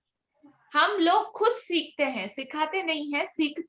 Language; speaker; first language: Hindi; native; Hindi